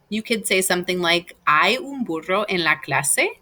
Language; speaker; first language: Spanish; non-native, fluent; English